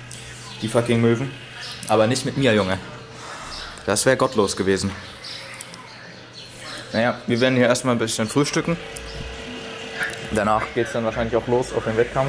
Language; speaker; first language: German; native; German